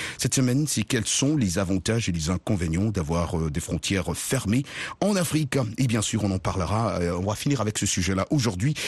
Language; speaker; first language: French; non-native, local second language; Luba-Lulua